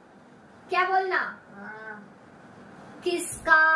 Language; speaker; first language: Hindi; non-native, local second language; Tamil